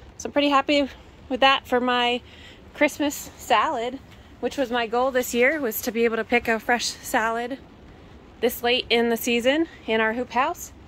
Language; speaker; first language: English; native; English